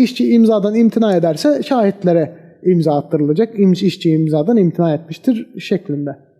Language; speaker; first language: Turkish; native; Turkish